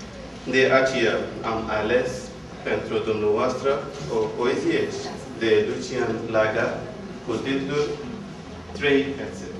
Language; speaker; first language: Romanian; non-native, learner; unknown